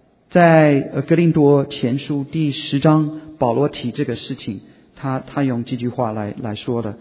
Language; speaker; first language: Chinese; non-native, fluent; English